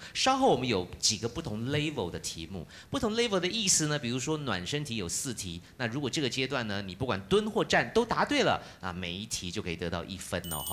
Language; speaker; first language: Chinese; native; Chinese